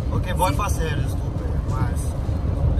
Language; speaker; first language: Portuguese; non-native, learner; English